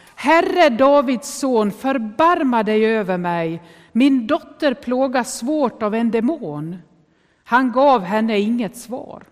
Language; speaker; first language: Swedish; native; Swedish